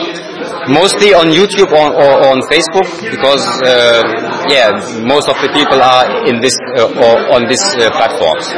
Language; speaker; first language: English; non-native, learner; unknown